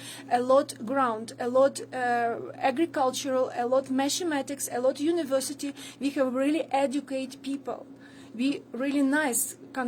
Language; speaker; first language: English; non-native, learner; Ukrainian